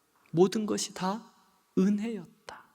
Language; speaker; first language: Korean; native; Korean